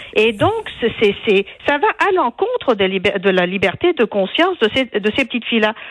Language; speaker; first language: French; non-native, local second language; Arabic